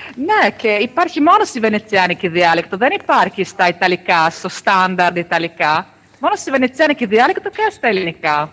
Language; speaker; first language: Greek; non-native, fluent; Italian